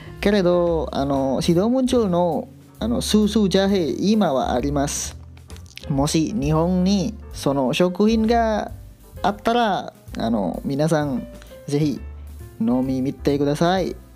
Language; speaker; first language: Japanese; non-native, learner; Indonesian